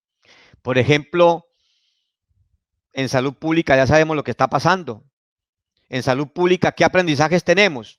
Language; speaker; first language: Spanish; native; Spanish